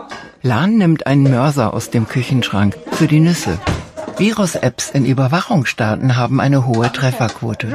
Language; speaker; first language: German; native; German